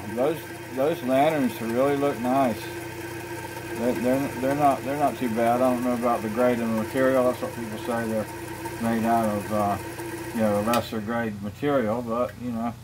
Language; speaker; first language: English; native; English